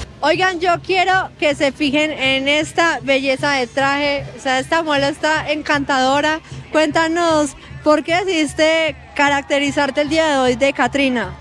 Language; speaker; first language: Spanish; native; Spanish